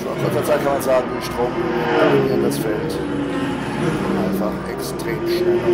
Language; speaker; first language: German; native; German